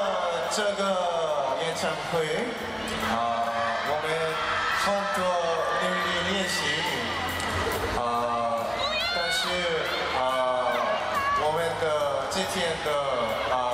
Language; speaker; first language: Chinese; non-native, learner; Korean